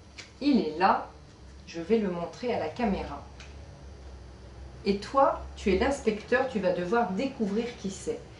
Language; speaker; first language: French; native; French